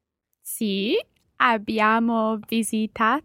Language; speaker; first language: Italian; non-native, learner; English